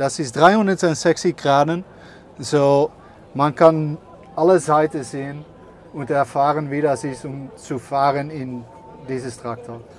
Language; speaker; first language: German; non-native, learner; Dutch